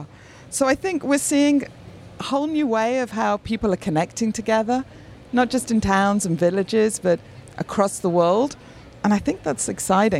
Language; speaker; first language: English; native; English